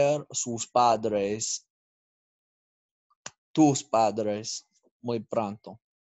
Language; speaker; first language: Spanish; non-native, learner; English